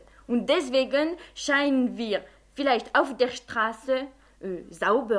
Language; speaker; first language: German; non-native, fluent; French